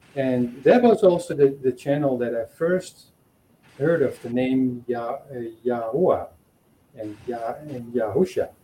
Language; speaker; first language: English; non-native, fluent; Dutch